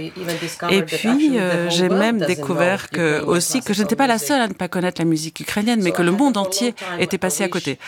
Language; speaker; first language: French; non-native, fluent; Ukrainian